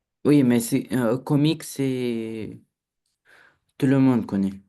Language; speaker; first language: French; non-native, learner; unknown